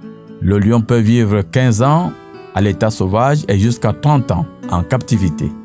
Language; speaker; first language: French; native; French